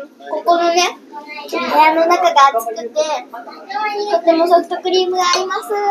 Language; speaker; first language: Japanese; early bilingual, heritage; Japanese